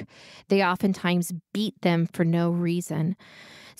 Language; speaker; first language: English; native; English